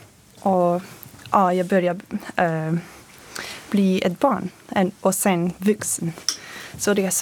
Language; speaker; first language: Swedish; non-native, fluent; French